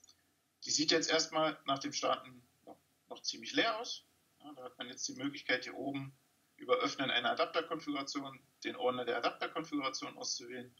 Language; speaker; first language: German; native; German